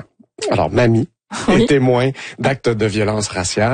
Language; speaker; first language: French; native; French